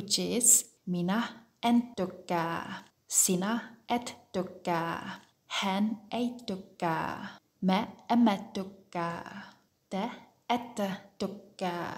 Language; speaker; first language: Finnish; non-native, fluent; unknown